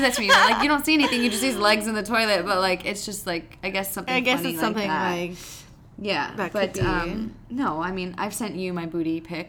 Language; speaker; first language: English; native; English